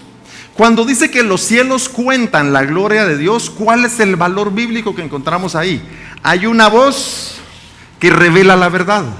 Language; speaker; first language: Spanish; native; Spanish